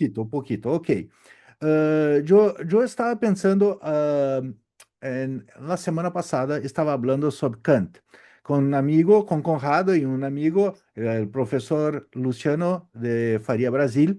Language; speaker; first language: Spanish; non-native, learner; Portuguese